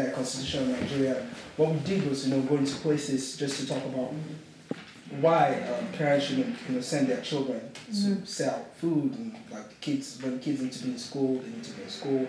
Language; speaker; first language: English; non-native, local second language; Yoruba